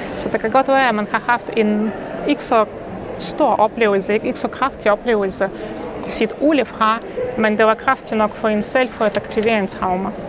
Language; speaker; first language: Danish; non-native, fluent; Russian